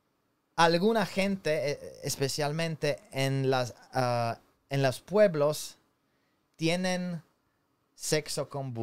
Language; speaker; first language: Spanish; non-native, learner; Slovak